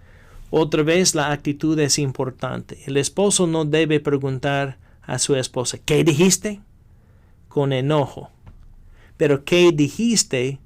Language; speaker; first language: Spanish; non-native, fluent; English